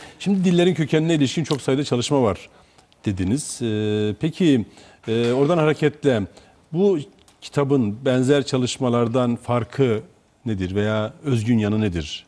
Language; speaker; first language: Turkish; native; Turkish